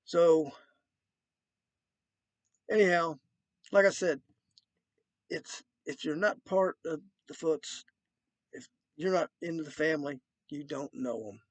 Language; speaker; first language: English; native; English